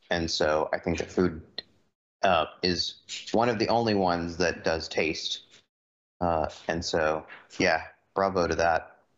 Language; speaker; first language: English; native; English